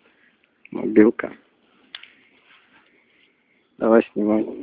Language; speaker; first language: Russian; native; Russian